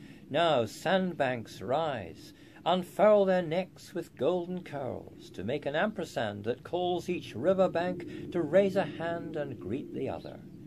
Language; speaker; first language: English; native; English